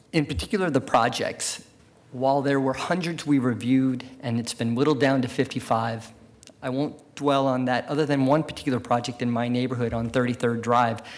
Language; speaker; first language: English; native; English